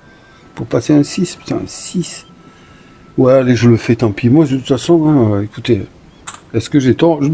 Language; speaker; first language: French; native; French